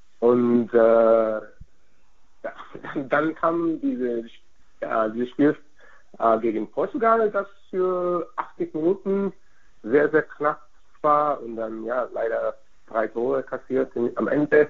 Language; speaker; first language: German; non-native, fluent; Hungarian